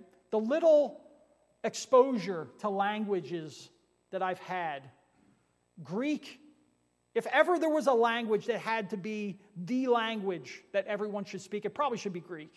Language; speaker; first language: English; native; English